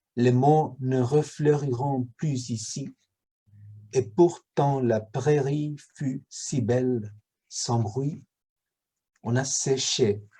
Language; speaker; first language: French; non-native, fluent; Spanish